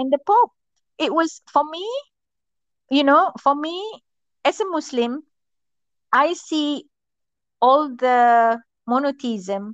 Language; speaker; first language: English; non-native, local second language; Malay